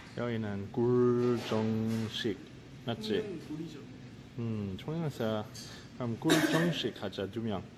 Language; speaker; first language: Korean; non-native, learner; English